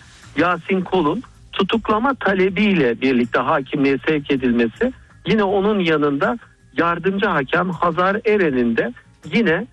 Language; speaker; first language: Turkish; native; Turkish